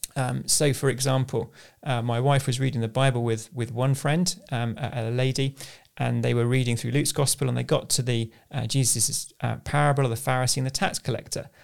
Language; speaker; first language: English; native; English